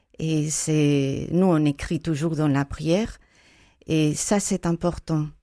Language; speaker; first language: French; non-native, fluent; Spanish